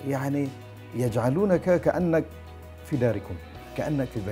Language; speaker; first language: Arabic; non-native, fluent; Malay